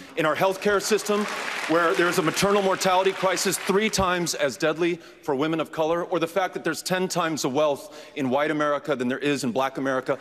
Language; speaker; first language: English; native; English